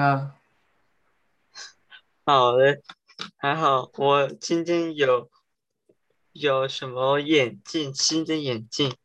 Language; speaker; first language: Chinese; early bilingual, heritage; Chinese